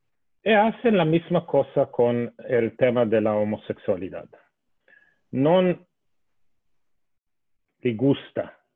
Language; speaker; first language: Spanish; non-native, fluent; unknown